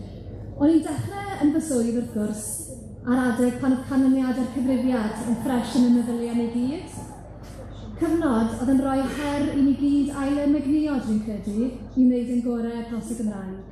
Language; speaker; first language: Welsh; native; Welsh